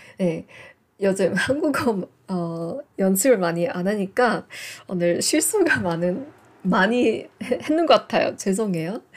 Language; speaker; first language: Korean; non-native, fluent; English